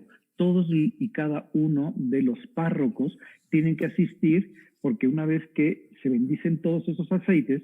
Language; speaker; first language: Spanish; native; Spanish